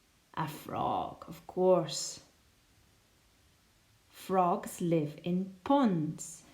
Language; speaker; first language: English; non-native, fluent; Spanish